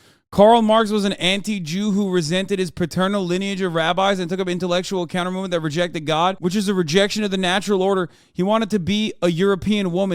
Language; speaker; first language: English; native; English